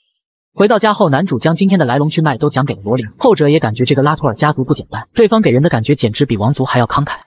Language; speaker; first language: Chinese; native; Chinese